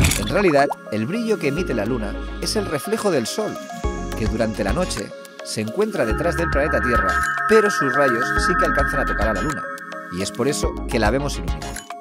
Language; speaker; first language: Spanish; native; Spanish